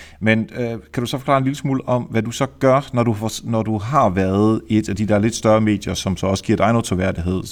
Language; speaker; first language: Danish; native; Danish